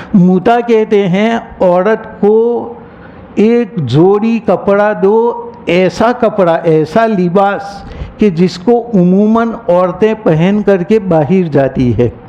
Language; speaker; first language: Urdu; non-native, local second language; Gujarati